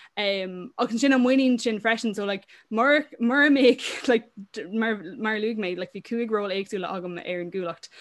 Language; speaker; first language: Irish; non-native, local second language; English